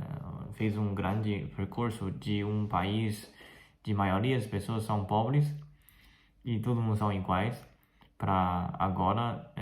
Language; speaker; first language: Portuguese; non-native, fluent; Chinese